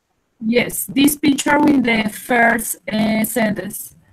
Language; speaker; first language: English; non-native, learner; Spanish